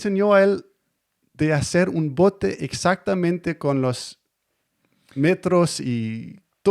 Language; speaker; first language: Spanish; non-native, learner; Danish